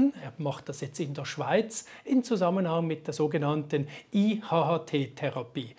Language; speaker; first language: German; native; German